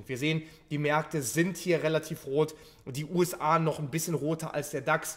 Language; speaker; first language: German; native; German